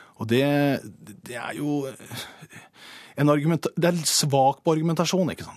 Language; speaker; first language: Norwegian; native; Norwegian